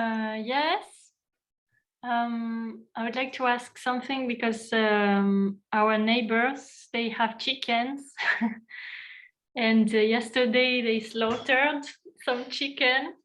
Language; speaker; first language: English; non-native, fluent; French